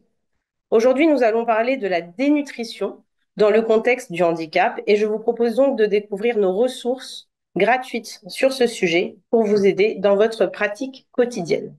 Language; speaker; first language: French; native; French